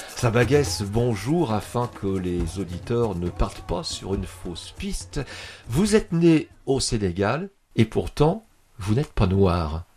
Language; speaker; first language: French; native; French